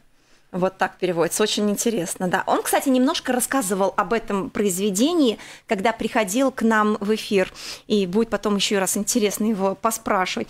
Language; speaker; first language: Russian; native; Russian